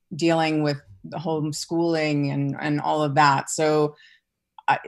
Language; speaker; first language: English; native; English